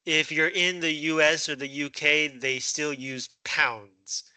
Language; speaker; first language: English; non-native, fluent; Chinese